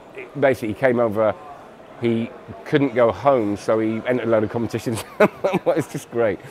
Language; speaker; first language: English; native; English